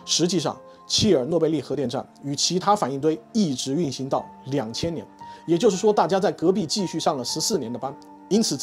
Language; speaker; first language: Chinese; native; Chinese